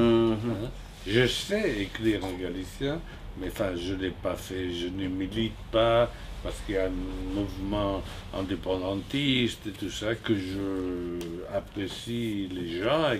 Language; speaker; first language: French; non-native, fluent; Spanish